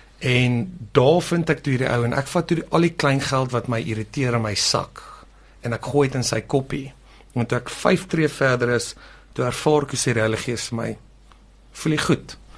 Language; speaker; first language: Afrikaans; native; Afrikaans